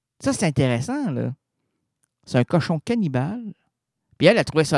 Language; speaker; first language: French; native; French